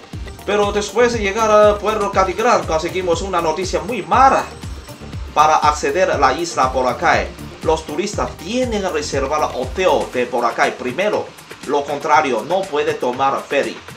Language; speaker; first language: Spanish; non-native, learner; Chinese